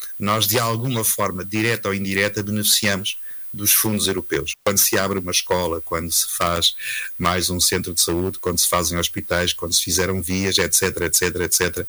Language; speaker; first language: Portuguese; native; Portuguese